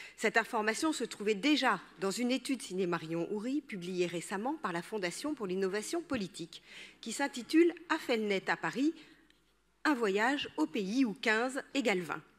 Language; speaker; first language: French; native; French